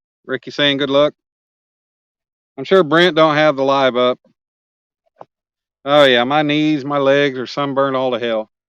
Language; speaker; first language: English; native; English